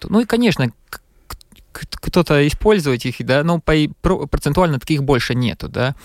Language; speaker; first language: Russian; non-native, local second language; Latvian